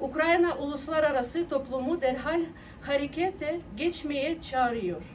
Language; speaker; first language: Turkish; non-native, learner; Ukrainian